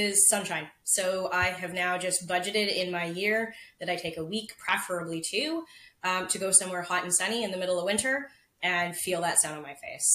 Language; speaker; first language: English; native; English